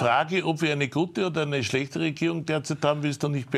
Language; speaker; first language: German; native; German